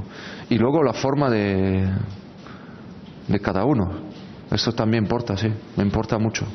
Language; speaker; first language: Spanish; non-native, fluent; French